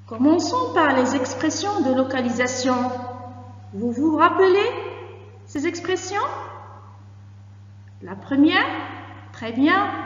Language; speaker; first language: French; non-native, local second language; Arabic